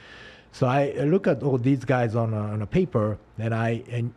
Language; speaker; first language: English; non-native, learner; Japanese